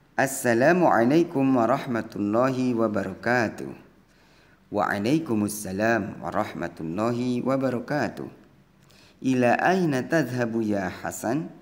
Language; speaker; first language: Arabic; non-native, fluent; Indonesian